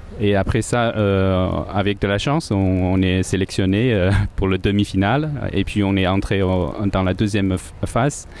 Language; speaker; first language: French; non-native, fluent; Chinese